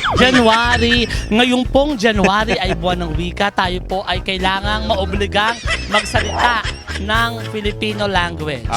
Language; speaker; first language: Filipino; native; Filipino